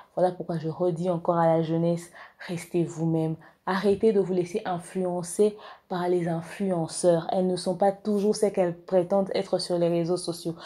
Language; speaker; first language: French; non-native, local second language; Lingala